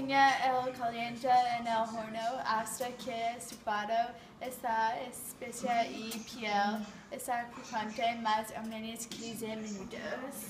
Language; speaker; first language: Spanish; non-native, learner; English